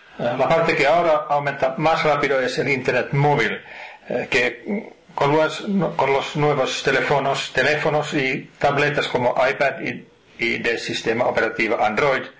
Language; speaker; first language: Spanish; non-native, fluent; Finnish